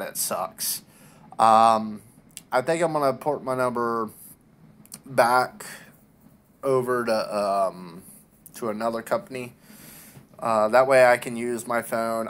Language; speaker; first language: English; native; English